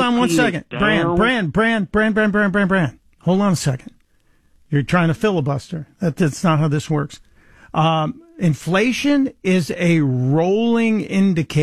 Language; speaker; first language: English; native; English